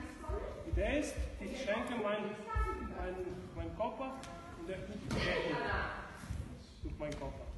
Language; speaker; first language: German; non-native, learner; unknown